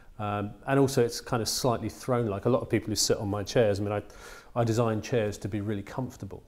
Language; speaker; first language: English; native; English